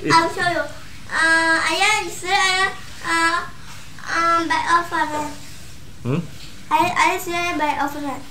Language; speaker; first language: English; non-native, learner; Indonesian